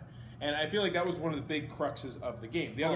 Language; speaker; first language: English; native; English